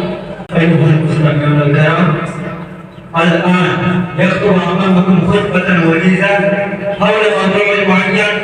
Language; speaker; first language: Arabic; non-native, learner; Bangla